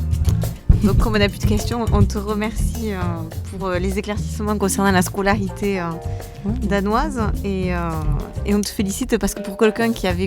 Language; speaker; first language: French; native; French